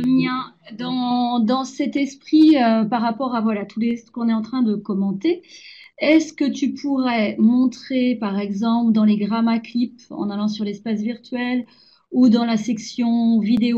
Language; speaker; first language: French; native; French